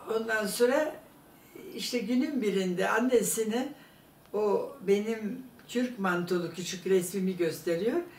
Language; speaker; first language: Turkish; non-native, fluent; German